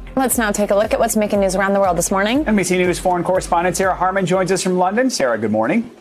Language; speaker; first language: English; native; English